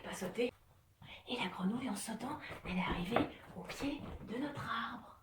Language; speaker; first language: French; native; French